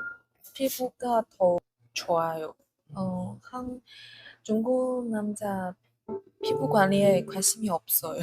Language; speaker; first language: Korean; non-native, learner; Chinese